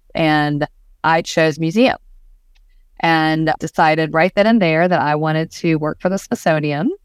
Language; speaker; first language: English; native; English